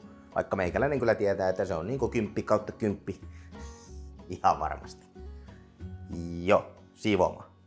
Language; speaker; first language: Finnish; native; Finnish